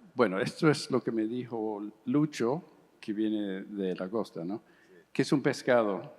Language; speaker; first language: Spanish; early bilingual, heritage; English